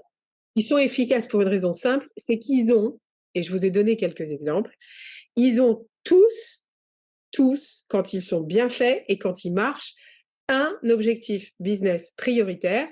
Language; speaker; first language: French; native; French